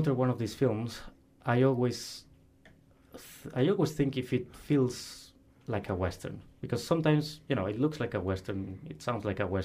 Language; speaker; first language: English; non-native, fluent; Spanish